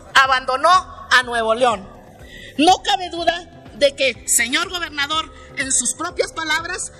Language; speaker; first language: Spanish; native; Spanish